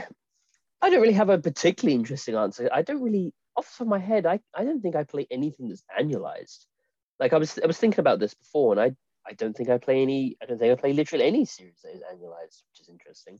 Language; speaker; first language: English; native; English